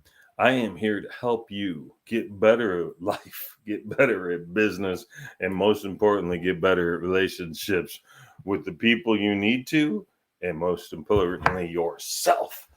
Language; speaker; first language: English; native; English